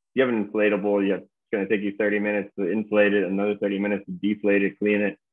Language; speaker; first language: English; native; English